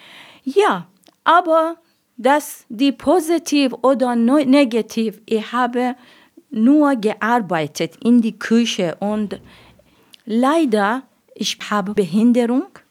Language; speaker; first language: German; non-native, learner; Persian